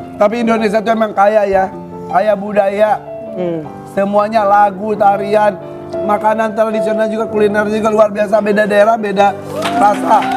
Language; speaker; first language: Indonesian; native; Indonesian